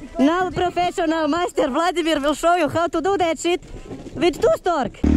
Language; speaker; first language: English; non-native, fluent; Slovenian